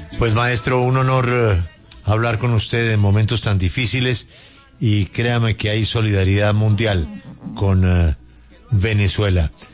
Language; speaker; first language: Spanish; native; Spanish